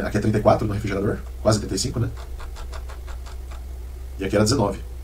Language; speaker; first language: Portuguese; native; Portuguese